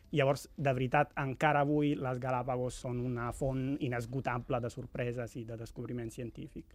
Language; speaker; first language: Catalan; non-native, fluent; Italian